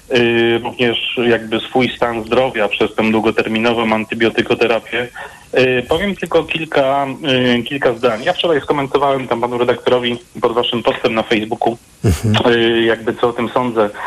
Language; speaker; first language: Polish; native; Polish